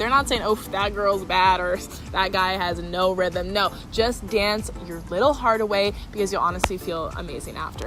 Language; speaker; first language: English; native; English